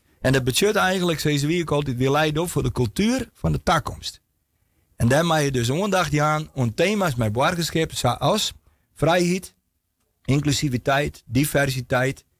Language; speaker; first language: Dutch; non-native, local second language; Western Frisian